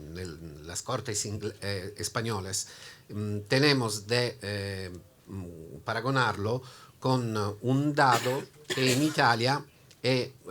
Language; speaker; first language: Spanish; non-native, learner; Italian